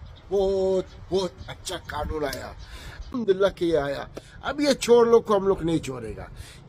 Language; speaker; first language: Hindi; non-native, learner; Arabic